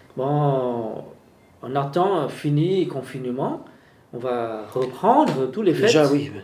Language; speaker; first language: French; non-native, fluent; Vietnamese